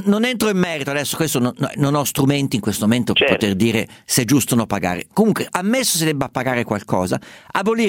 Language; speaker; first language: Italian; native; Italian